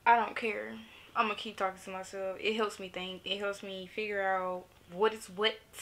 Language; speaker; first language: English; native; English